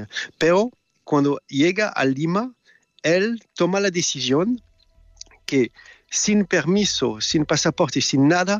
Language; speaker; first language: Spanish; non-native, learner; French